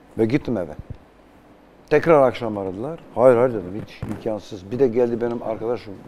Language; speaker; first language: Turkish; non-native, fluent; Albanian